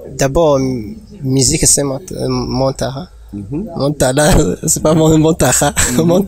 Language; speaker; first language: French; non-native, learner; Rundi